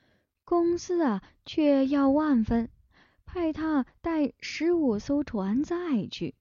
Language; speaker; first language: Chinese; native; Chinese